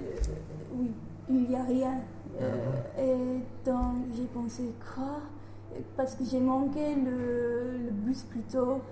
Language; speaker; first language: French; non-native, learner; English